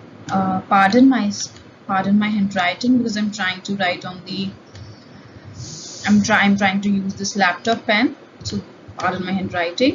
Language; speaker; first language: English; non-native, local second language; Hindi